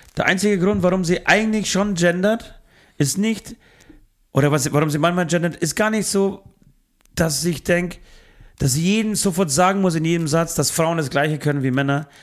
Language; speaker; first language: German; native; German